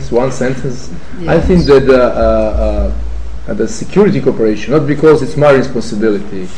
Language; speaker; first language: English; non-native, fluent; Serbian